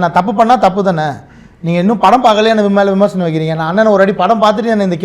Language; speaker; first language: Tamil; native; Tamil